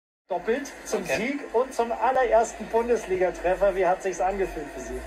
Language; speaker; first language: German; native; German